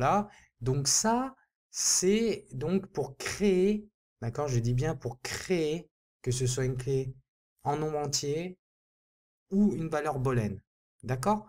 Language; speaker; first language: French; native; French